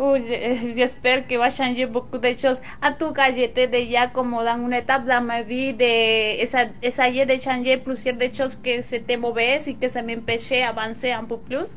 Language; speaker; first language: French; non-native, local second language; Spanish